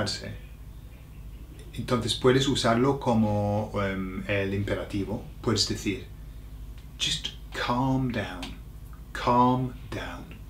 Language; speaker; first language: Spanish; non-native, fluent; English